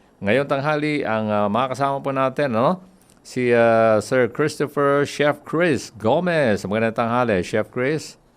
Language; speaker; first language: Filipino; native; Filipino